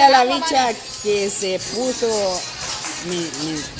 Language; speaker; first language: Spanish; native; Spanish